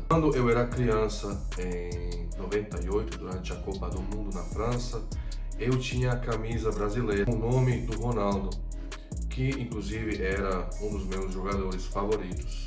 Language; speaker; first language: Portuguese; non-native, fluent; Croatian